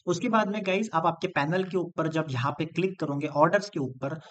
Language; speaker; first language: Hindi; non-native, local second language; Marathi